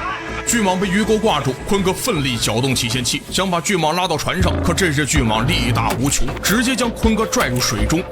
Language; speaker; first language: Chinese; native; Chinese